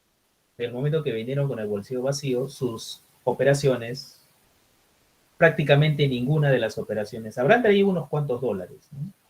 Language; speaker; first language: Spanish; native; Spanish